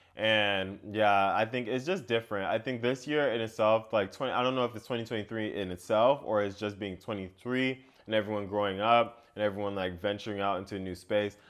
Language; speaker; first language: English; native; English